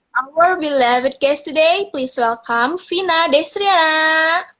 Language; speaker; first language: English; non-native, learner; Indonesian